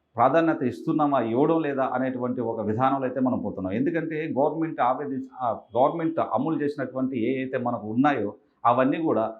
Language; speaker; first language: Telugu; native; Telugu